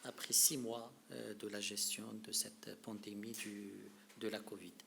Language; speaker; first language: French; non-native, local second language; Arabic